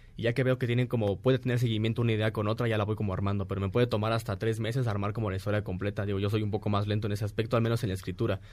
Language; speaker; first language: Spanish; native; Spanish